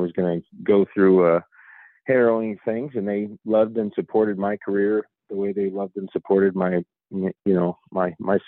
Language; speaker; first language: English; native; English